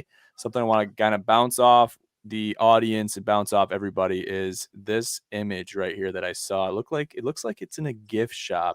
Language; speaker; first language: English; native; English